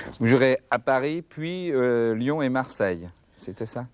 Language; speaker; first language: French; native; French